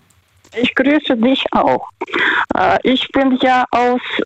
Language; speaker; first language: German; non-native, fluent; Russian